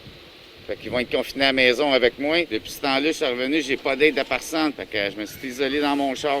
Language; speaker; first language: French; native; French